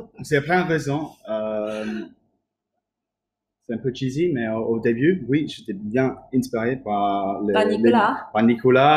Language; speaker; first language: French; non-native, learner; English